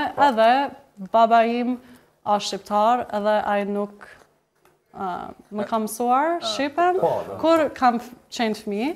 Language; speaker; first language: Albanian; non-native, learner; English